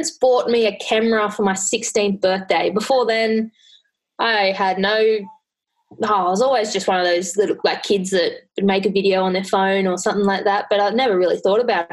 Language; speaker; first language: English; native; English